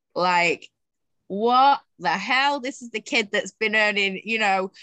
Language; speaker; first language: English; native; English